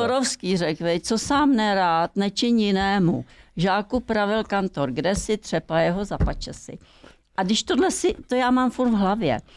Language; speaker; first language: Czech; native; Czech